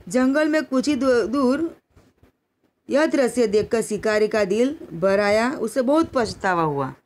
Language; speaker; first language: Hindi; non-native, local second language; Gujarati